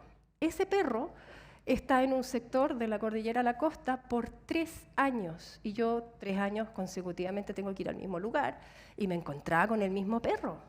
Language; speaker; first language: Spanish; native; Spanish